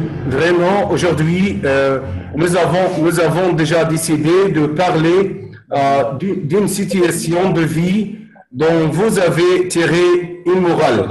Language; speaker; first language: French; non-native, fluent; Arabic